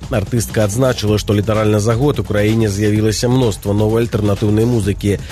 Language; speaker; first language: Belarusian; native; Belarusian